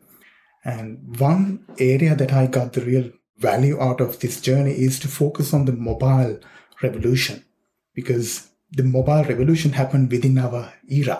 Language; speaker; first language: English; non-native, local second language; Sinhala